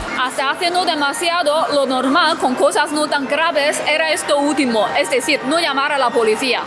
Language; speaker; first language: Spanish; non-native, fluent; Chinese